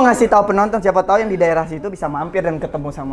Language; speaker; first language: Indonesian; native; Indonesian